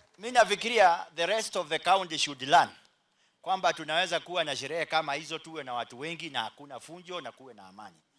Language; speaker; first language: Swahili; native; Swahili